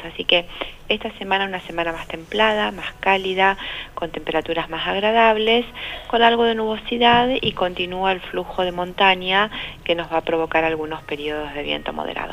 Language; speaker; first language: Spanish; native; Spanish